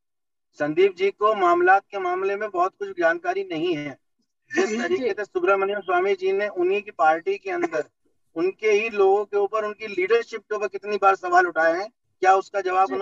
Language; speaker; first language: Hindi; native; Hindi